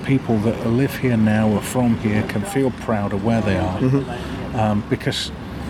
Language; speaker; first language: English; native; English